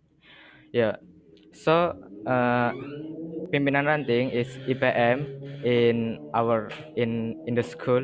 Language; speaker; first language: English; non-native, learner; Indonesian